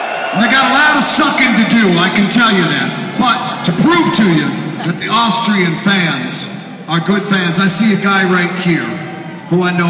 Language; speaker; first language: English; native; English